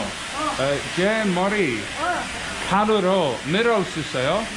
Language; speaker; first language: Korean; non-native, learner; English